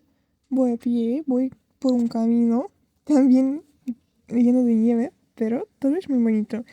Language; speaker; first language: Spanish; non-native, fluent; Russian